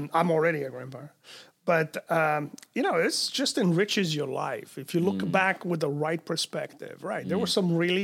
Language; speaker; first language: English; non-native, fluent; Romanian